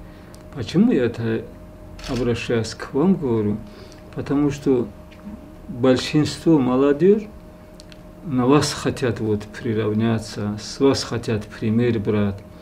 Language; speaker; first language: Russian; non-native, local second language; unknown